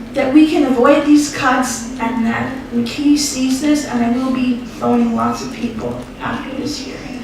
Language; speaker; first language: English; native; English